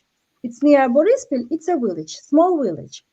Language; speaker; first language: English; non-native, learner; Ukrainian